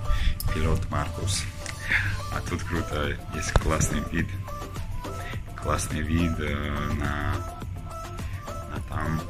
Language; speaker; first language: Russian; non-native, learner; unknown